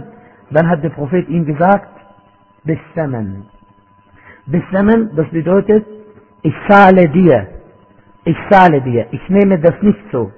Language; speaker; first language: German; non-native, fluent; Arabic